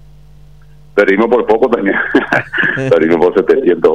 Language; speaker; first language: Spanish; native; Spanish